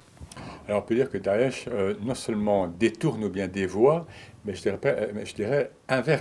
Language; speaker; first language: French; native; French